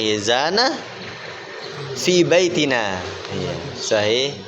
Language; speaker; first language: Arabic; non-native, fluent; Indonesian